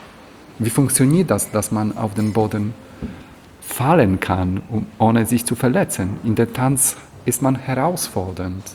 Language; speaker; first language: German; non-native, fluent; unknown